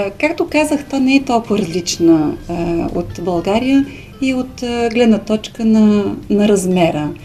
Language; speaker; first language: Bulgarian; early bilingual, heritage; Hungarian